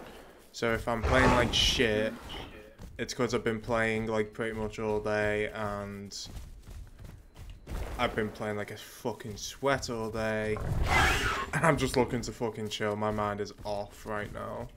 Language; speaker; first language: English; native; English